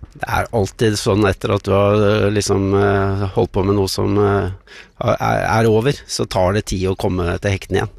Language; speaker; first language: Norwegian; native; Norwegian